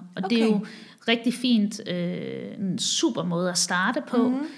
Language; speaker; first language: Danish; native; Danish